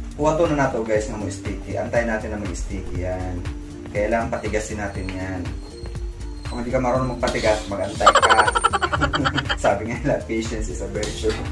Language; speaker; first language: Filipino; non-native, local second language; Cebuano